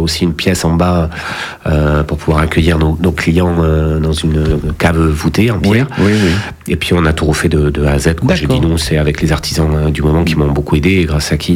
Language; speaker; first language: French; native; French